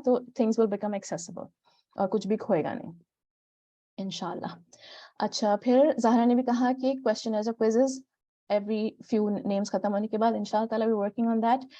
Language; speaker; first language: Urdu; native; Urdu